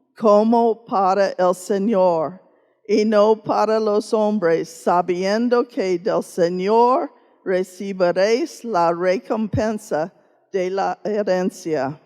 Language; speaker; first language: Spanish; non-native, fluent; English